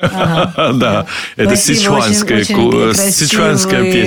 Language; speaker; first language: Russian; non-native, learner; Chinese